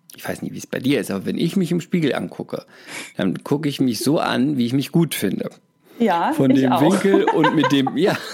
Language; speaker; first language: German; native; German